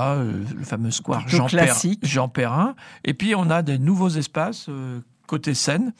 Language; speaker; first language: French; native; French